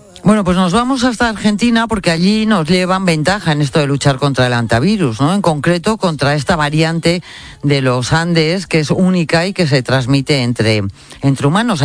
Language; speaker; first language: Spanish; native; Spanish